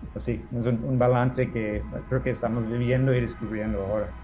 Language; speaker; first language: Spanish; non-native, fluent; English